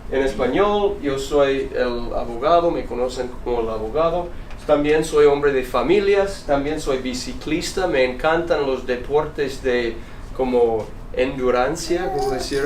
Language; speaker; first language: Spanish; non-native, fluent; English